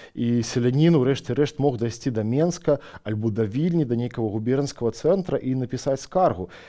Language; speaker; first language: Belarusian; non-native, local second language; Russian